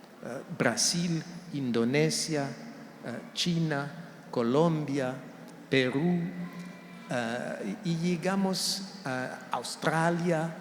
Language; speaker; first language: Spanish; non-native, fluent; French